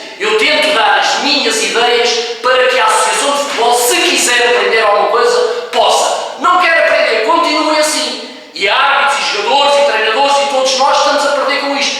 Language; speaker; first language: Portuguese; native; Portuguese